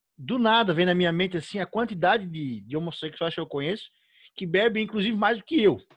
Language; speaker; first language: Portuguese; native; Portuguese